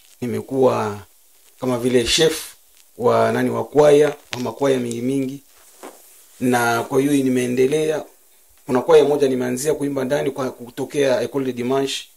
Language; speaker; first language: Swahili; native; Swahili